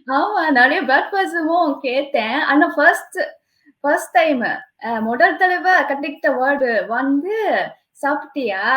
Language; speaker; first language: Tamil; non-native, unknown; Japanese